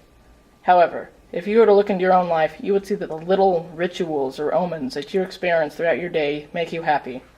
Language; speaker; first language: English; native; English